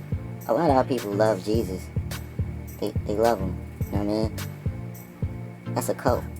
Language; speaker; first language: English; native; English